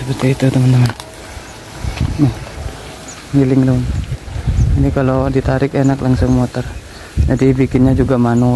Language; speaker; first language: Indonesian; non-native, local second language; Madurese